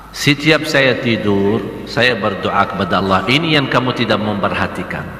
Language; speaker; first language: Malay; non-native, fluent; Arabic